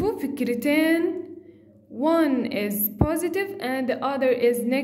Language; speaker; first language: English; non-native, fluent; Arabic